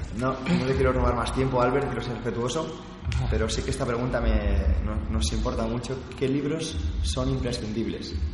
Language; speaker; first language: Spanish; native; Spanish